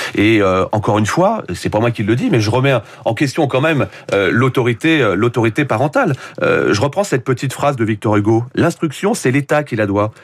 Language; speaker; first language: French; native; French